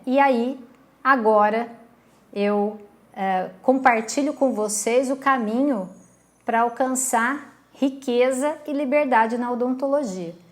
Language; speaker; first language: Portuguese; native; Portuguese